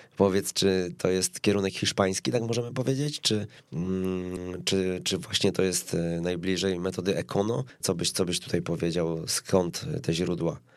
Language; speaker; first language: Polish; native; Polish